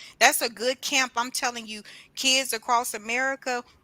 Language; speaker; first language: English; native; English